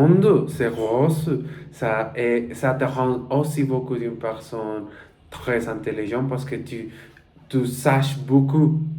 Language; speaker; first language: French; non-native, learner; Spanish